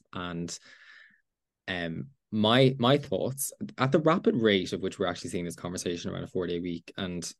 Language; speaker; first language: English; native; English